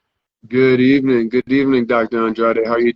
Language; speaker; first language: English; native; English